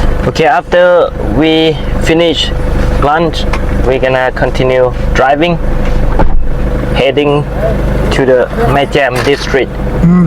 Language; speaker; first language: English; non-native, learner; Thai